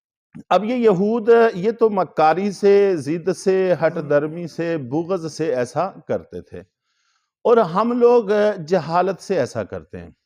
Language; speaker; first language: Urdu; native; Urdu